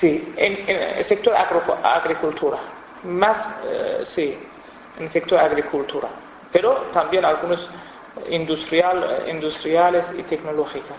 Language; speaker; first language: Spanish; non-native, fluent; Persian